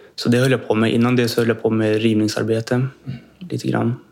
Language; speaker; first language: Swedish; native; Swedish